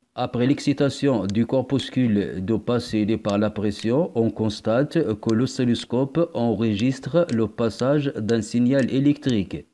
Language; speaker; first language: French; non-native, local second language; Arabic